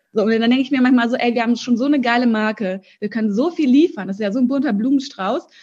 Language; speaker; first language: German; early bilingual, other home language; Russian